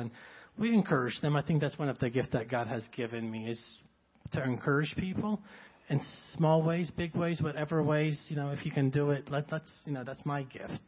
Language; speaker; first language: English; non-native, fluent; Arabic